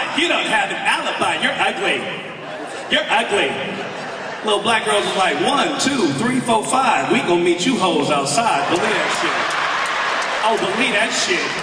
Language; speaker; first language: English; native; English